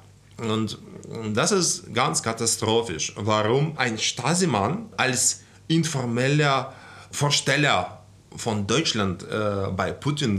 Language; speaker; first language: German; non-native, fluent; Russian